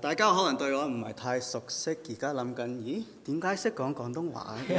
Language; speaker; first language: Cantonese; early bilingual, heritage; Cantonese